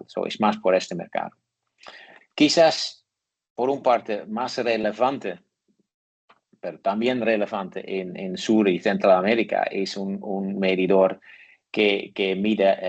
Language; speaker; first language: Spanish; non-native, learner; Dutch